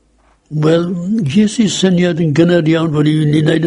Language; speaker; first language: Welsh; native; Welsh